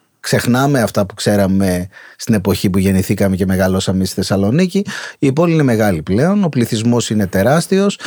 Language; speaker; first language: Greek; native; Greek